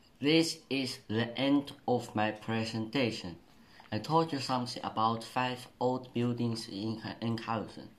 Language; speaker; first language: English; non-native, learner; Chinese